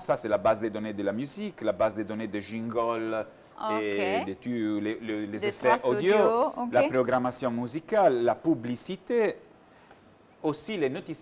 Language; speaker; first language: French; non-native, learner; Italian